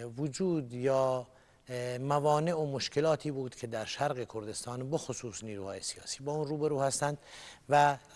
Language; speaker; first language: Persian; non-native, local second language; Kurdish